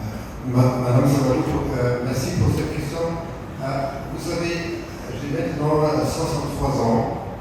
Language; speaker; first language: French; non-native, fluent; German